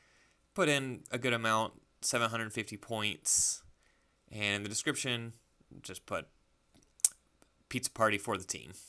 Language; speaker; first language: English; native; English